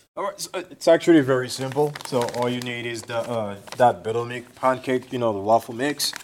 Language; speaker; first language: English; non-native, fluent; Arabic